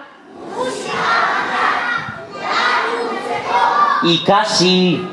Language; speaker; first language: Basque; native; Basque